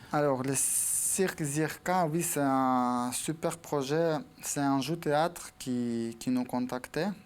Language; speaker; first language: French; non-native, fluent; Ukrainian